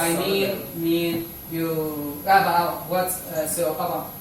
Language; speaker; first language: English; non-native, learner; Indonesian